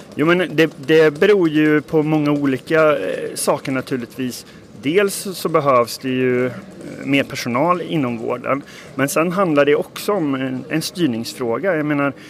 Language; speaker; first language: Swedish; native; Swedish